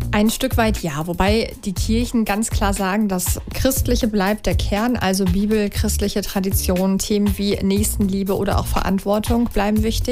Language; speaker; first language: German; native; German